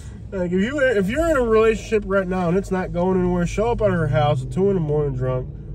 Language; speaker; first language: English; native; English